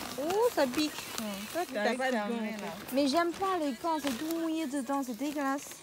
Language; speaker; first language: French; non-native, learner; Chinese